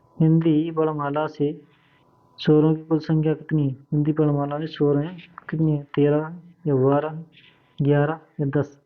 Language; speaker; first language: Hindi; native; Hindi